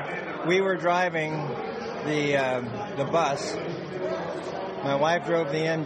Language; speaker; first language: English; native; English